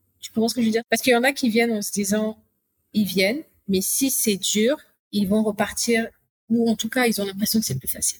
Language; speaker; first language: French; native; French